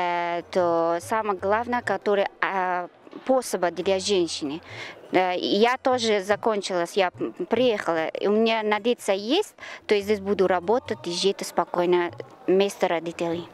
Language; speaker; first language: Russian; non-native, learner; Persian